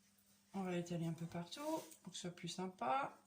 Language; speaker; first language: French; native; French